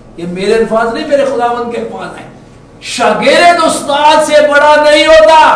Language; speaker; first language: Urdu; non-native, local second language; Punjabi